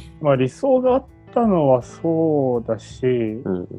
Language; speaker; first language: Japanese; native; Japanese